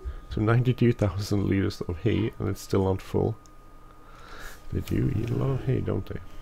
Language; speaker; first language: English; non-native, fluent; Swedish